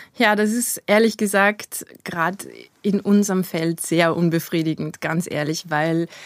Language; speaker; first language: German; native; German